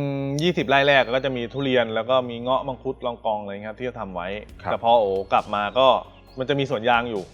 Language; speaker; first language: Thai; native; Thai